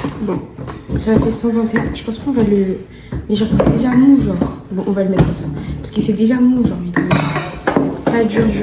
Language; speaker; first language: French; native; French